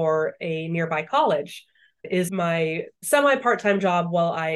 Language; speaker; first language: English; native; English